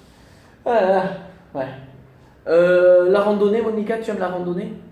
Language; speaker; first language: French; non-native, fluent; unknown